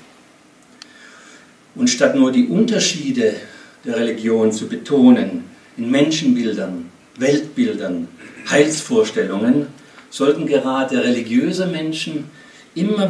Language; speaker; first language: German; native; German